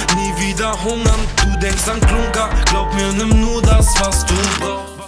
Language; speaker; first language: German; native; German